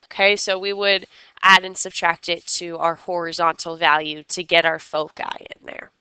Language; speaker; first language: English; native; English